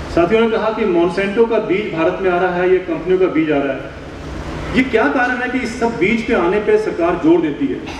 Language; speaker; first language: Hindi; native; Hindi